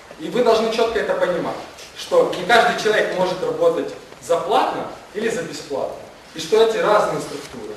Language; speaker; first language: Russian; non-native, local second language; Ukrainian